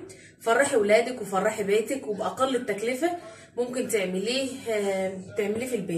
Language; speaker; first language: Arabic; native; Arabic